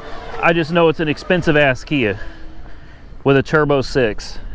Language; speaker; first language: English; native; English